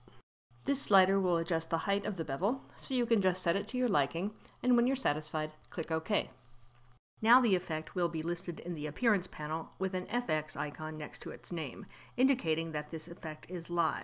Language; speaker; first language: English; native; English